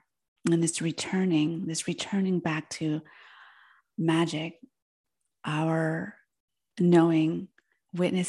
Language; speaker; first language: English; early bilingual, other home language; Spanish